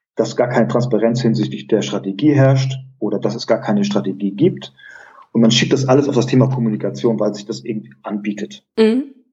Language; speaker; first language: German; early bilingual, other home language; Greek